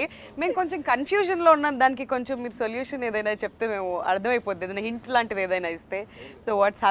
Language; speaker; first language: Telugu; native; Telugu